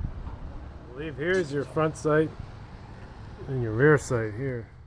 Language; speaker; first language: English; native; English